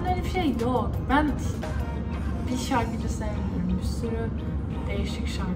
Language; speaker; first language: Turkish; early bilingual, heritage; Turkish